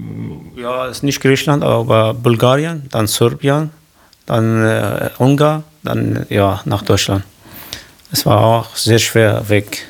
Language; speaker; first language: German; non-native, local second language; Kurdish